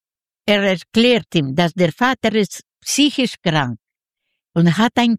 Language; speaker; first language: German; non-native, learner; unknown